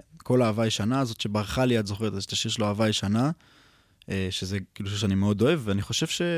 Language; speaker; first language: Hebrew; native; Hebrew